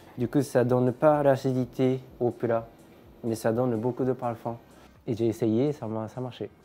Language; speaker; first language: French; non-native, fluent; Japanese